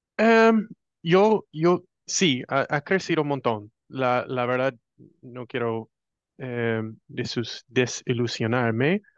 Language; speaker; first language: Spanish; non-native, fluent; English